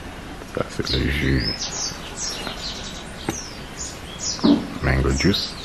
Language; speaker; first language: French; non-native, learner; English